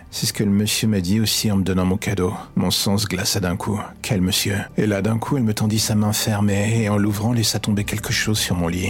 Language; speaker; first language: French; native; French